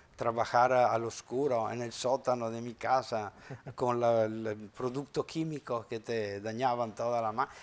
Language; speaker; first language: Spanish; non-native, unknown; Italian